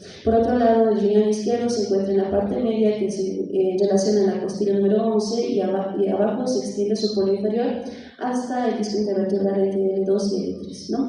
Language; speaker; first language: Spanish; native; Spanish